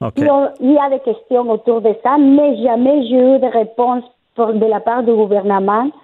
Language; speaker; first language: French; non-native, fluent; Spanish